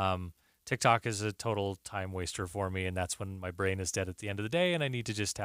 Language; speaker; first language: English; native; English